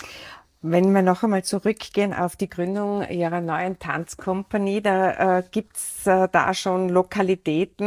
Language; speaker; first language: German; native; German